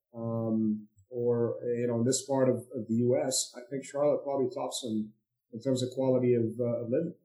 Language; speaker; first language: English; non-native, fluent; Arabic